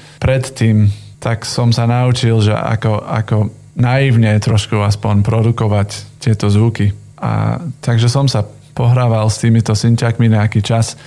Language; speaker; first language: Slovak; non-native, fluent; English